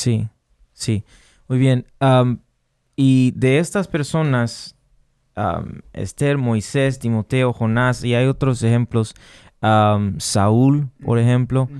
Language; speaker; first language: Spanish; non-native, fluent; English